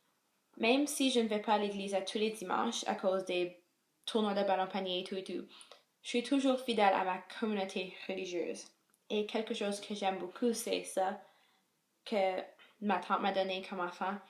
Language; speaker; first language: French; non-native, local second language; English